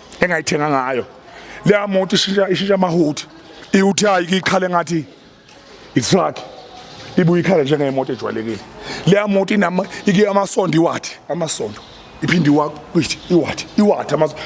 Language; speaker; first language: Zulu; native; Zulu